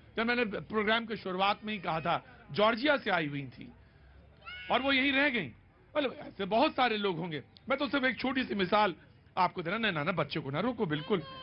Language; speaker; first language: Hindi; native; Hindi